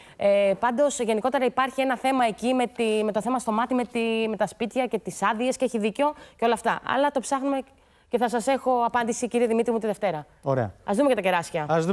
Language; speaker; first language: Greek; native; Greek